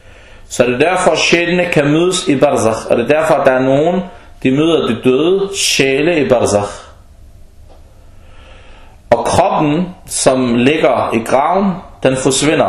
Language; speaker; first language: Danish; non-native, fluent; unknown